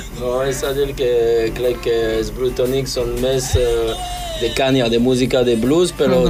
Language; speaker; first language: Catalan; non-native, fluent; English